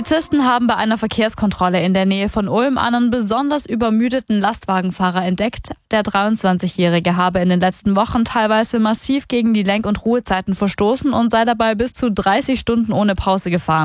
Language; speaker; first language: German; native; German